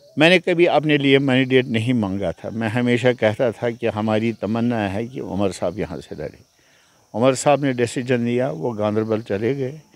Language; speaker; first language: Hindi; non-native, local second language; Kashmiri